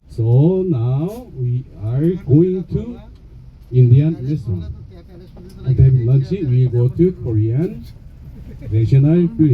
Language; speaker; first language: English; non-native, learner; Korean